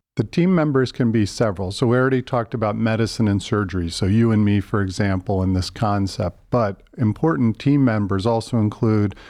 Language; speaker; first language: English; native; English